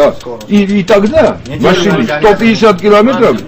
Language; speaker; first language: Russian; non-native, fluent; Georgian